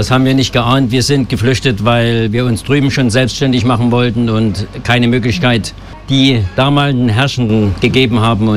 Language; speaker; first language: German; native; German